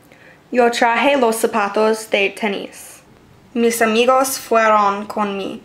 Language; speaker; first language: Spanish; non-native, learner; English